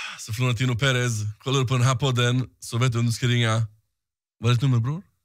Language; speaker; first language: Swedish; early bilingual, other home language; Arabic